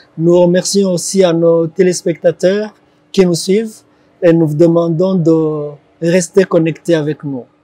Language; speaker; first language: French; non-native, local second language; Kinyarwanda